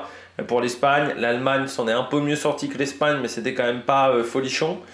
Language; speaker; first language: French; native; French